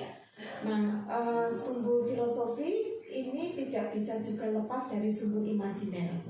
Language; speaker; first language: Indonesian; native; Indonesian